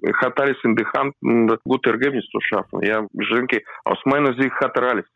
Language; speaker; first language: German; non-native, learner; Russian